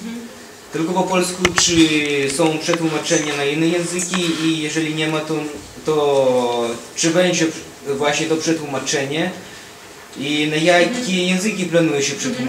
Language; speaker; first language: Polish; non-native, fluent; Russian